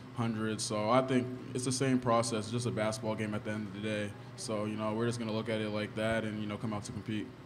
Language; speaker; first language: English; native; English